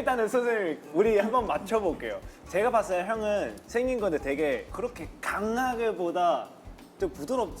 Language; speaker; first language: Korean; non-native, fluent; Chinese